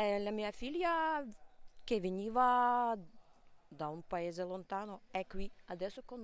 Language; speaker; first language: Italian; non-native, learner; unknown